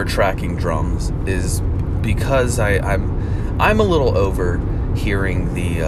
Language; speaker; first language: English; native; English